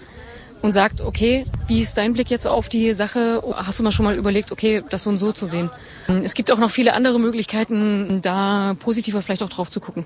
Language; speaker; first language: German; native; German